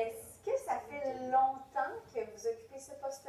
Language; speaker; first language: French; native; French